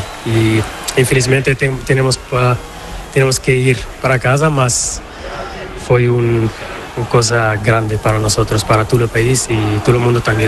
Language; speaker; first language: Spanish; non-native, learner; Portuguese